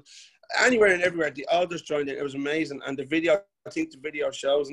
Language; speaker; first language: English; native; English